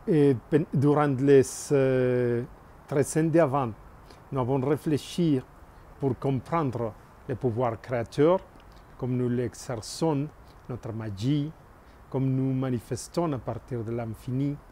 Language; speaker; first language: French; non-native, learner; Spanish